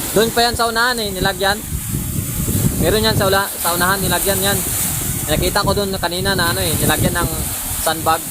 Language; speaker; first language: Filipino; non-native, local second language; Aklanon